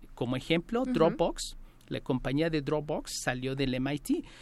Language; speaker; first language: Spanish; native; Spanish